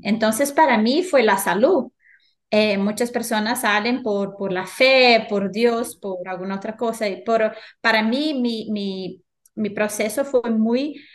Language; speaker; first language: Spanish; non-native, fluent; Portuguese